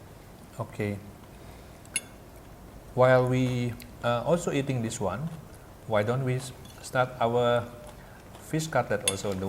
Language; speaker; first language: English; non-native, fluent; Indonesian